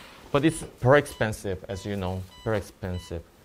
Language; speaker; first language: English; non-native, fluent; Korean